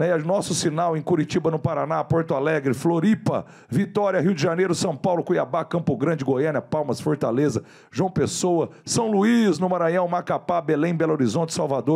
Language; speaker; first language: Portuguese; native; Portuguese